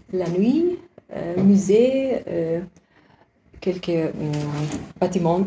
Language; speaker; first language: French; non-native, learner; Uzbek